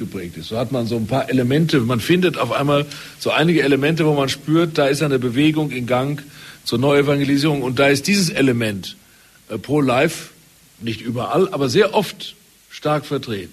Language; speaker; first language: German; native; German